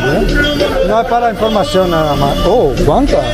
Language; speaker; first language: Spanish; non-native, fluent; Italian